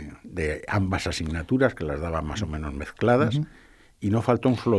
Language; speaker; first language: Spanish; native; Spanish